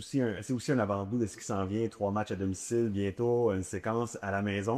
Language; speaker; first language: French; native; French